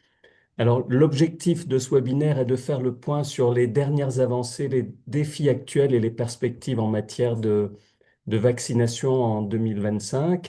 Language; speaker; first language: French; native; French